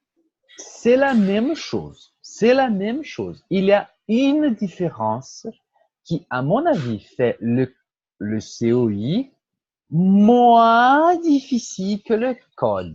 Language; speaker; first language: French; non-native, fluent; Portuguese